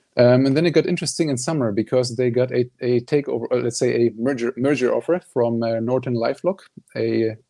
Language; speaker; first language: English; non-native, fluent; German